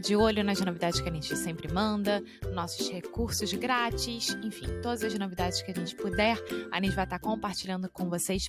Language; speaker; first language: Portuguese; native; Portuguese